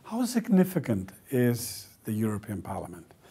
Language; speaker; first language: English; non-native, fluent; Icelandic